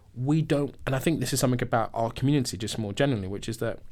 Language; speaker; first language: English; native; English